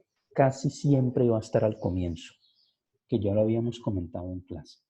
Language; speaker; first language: Spanish; native; Spanish